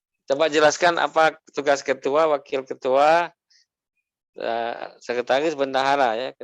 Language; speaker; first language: Indonesian; native; Indonesian